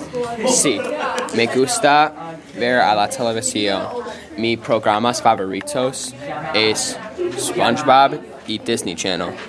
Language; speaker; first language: Spanish; non-native, learner; English